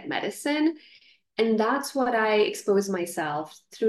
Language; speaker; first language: English; non-native, local second language; Gujarati